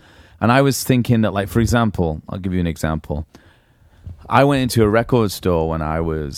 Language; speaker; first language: English; native; English